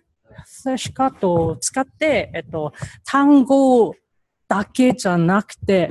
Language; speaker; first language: Japanese; non-native, learner; Chinese